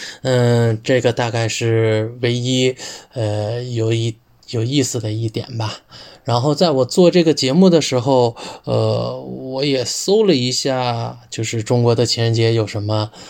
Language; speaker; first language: Chinese; native; Chinese